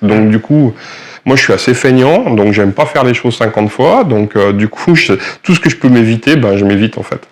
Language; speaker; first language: French; native; French